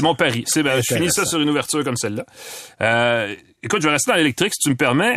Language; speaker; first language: French; native; French